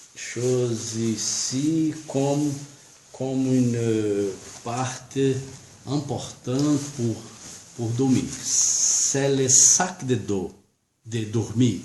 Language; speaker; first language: French; non-native, learner; Portuguese